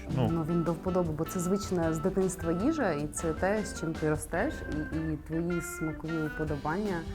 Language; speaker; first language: Ukrainian; native; Ukrainian